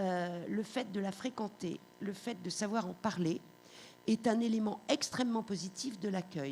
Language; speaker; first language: French; native; French